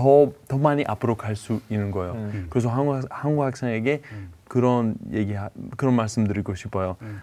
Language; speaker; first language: Korean; non-native, learner; Greek